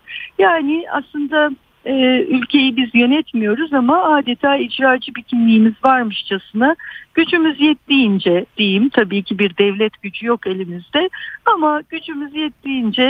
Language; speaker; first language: Turkish; native; Turkish